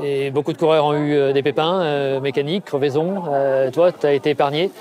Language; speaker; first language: French; native; French